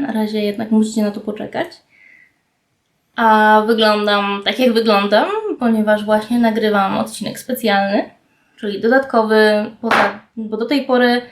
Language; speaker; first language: Polish; native; Polish